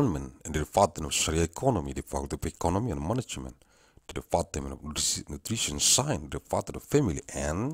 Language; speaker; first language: English; non-native, learner; Indonesian